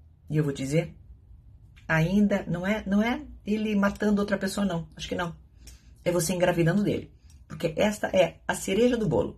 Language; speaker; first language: Portuguese; native; Portuguese